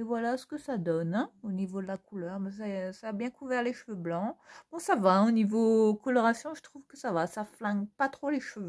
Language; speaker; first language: French; native; French